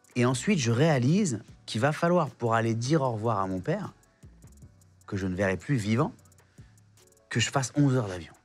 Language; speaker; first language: French; native; French